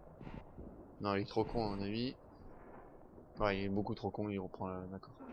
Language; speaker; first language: French; native; French